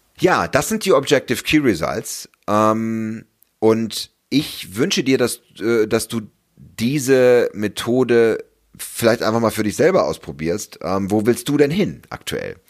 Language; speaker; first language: German; native; German